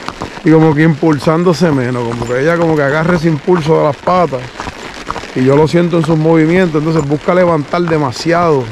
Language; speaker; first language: Spanish; native; Spanish